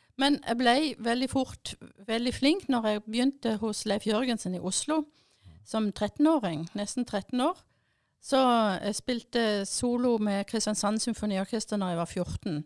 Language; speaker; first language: Norwegian; early bilingual, other home language; German